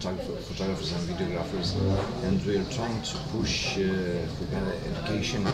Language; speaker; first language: English; non-native, fluent; Romanian